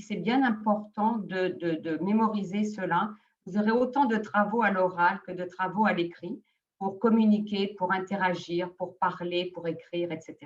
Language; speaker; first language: French; native; French